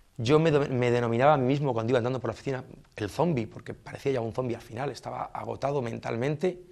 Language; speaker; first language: Spanish; native; Spanish